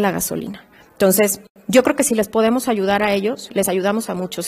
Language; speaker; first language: Spanish; native; Spanish